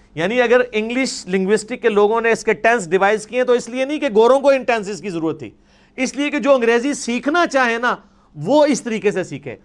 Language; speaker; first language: Urdu; non-native, local second language; Punjabi